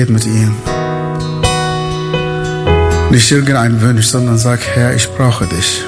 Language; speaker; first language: German; non-native, fluent; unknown